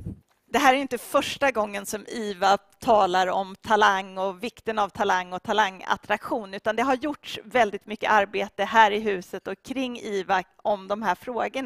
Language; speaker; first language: Swedish; native; Swedish